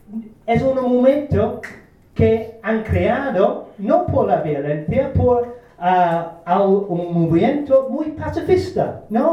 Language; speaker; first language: Spanish; non-native, learner; Turkish